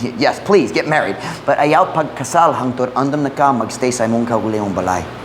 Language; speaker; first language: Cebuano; non-native, fluent; English